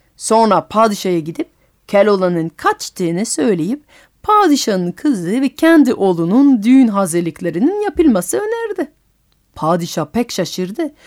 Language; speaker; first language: Turkish; non-native, fluent; French